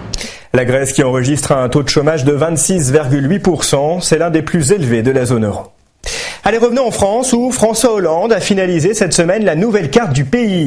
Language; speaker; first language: French; native; French